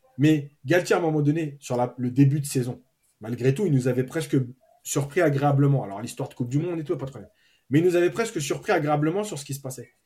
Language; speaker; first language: French; native; French